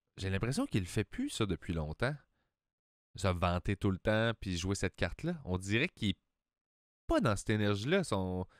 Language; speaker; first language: French; native; French